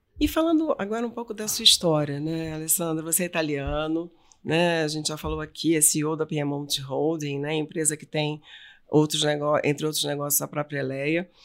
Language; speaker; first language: Portuguese; native; Portuguese